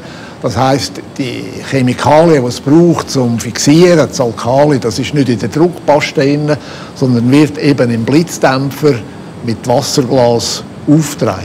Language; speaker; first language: German; native; German